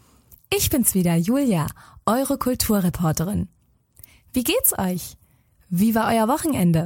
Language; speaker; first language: German; native; German